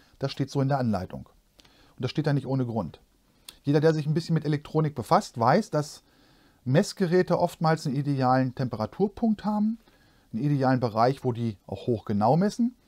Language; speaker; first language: German; native; German